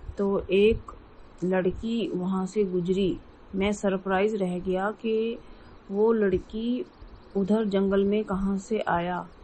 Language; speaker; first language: Hindi; native; Hindi